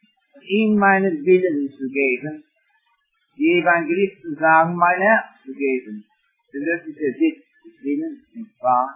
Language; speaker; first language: German; non-native, fluent; English